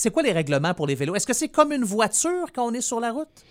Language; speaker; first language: French; native; French